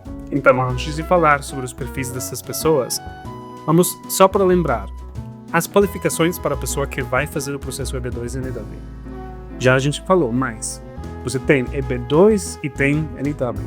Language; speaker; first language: Portuguese; non-native, fluent; Spanish